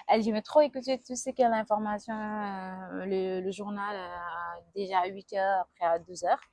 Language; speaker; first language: French; non-native, local second language; Wolof